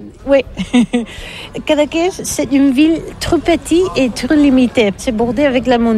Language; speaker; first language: French; non-native, learner; Catalan